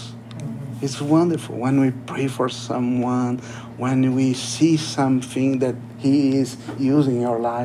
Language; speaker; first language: English; non-native, learner; Portuguese